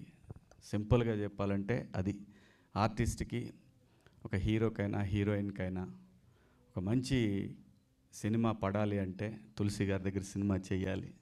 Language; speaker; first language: Telugu; native; Telugu